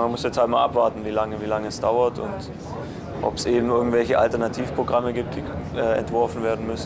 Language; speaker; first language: German; native; German